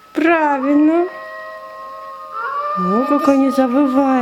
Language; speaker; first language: Russian; native; Russian